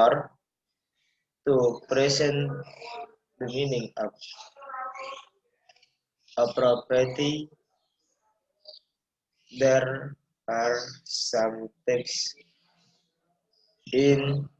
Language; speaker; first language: English; non-native, learner; Indonesian